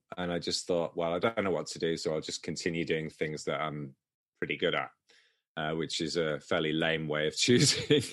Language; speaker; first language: English; native; English